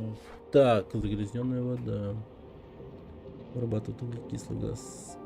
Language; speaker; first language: Russian; native; Russian